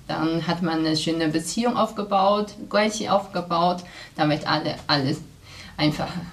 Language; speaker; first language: German; non-native, fluent; Chinese